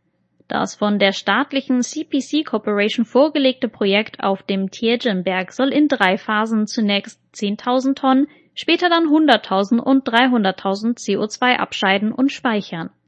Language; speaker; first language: German; native; German